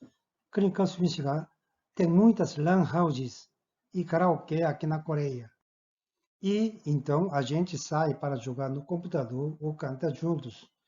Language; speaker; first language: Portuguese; non-native, fluent; Korean